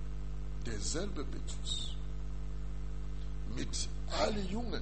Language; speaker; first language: German; non-native, learner; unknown